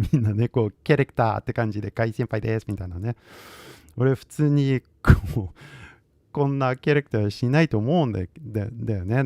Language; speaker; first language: Japanese; non-native, fluent; English